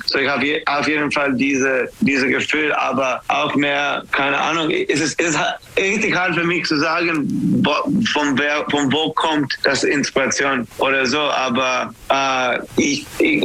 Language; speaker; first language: German; non-native, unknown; English